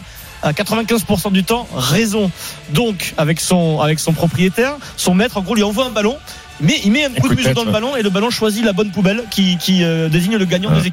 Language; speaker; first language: French; native; French